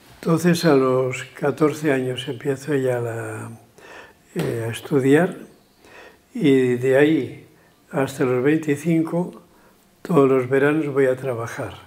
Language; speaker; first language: Spanish; native; Spanish